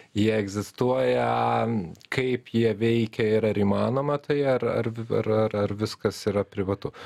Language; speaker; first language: Lithuanian; native; Lithuanian